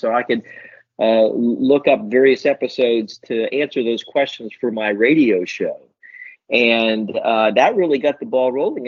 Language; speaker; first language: English; native; English